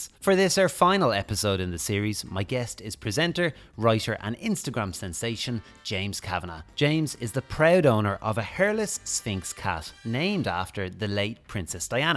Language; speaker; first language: English; native; English